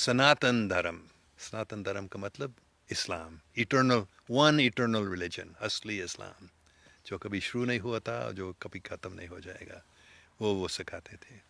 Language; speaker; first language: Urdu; non-native, fluent; English